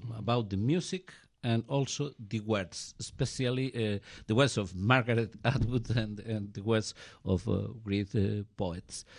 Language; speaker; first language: English; non-native, learner; Galician